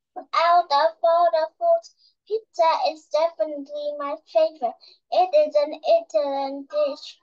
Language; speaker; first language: English; non-native, learner; Vietnamese